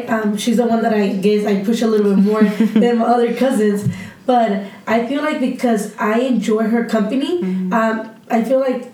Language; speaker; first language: English; early bilingual, other home language; Spanish